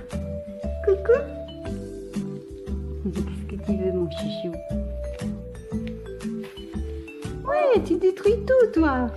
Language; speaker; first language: French; native; French